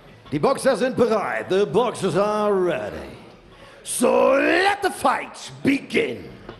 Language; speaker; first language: English; non-native, fluent; German